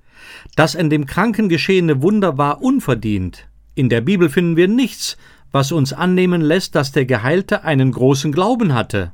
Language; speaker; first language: German; native; German